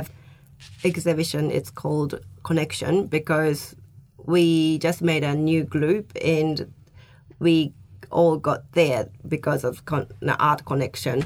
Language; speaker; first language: English; non-native, fluent; Japanese